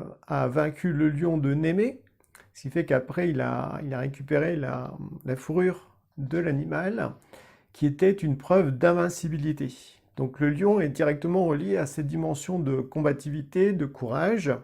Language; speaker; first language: French; native; French